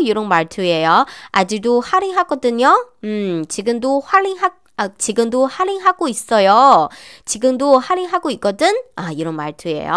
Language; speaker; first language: Korean; non-native, learner; Chinese